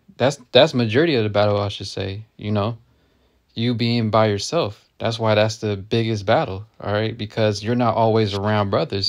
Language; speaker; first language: English; native; English